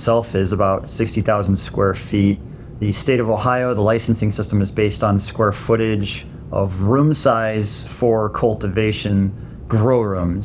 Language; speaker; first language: English; native; English